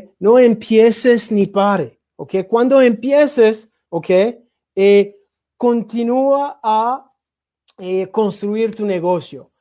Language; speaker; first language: Spanish; non-native, learner; English